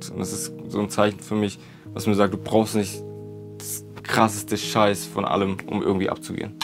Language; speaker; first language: German; native; German